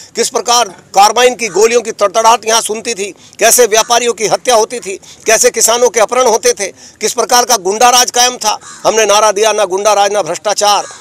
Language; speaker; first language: Hindi; native; Hindi